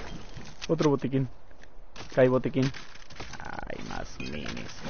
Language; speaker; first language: Spanish; native; Spanish